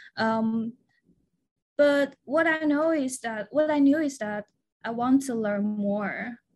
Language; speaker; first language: English; non-native, fluent; Chinese